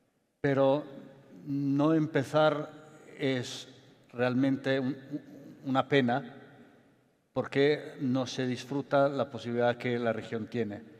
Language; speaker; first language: Spanish; non-native, fluent; Italian